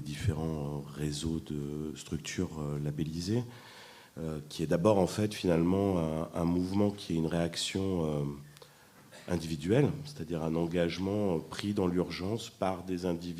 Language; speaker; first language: French; native; French